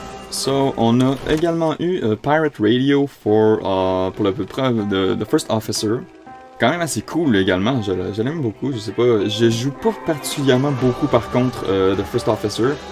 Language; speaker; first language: French; native; French